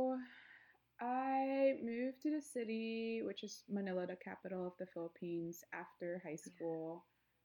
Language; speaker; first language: English; non-native, local second language; Filipino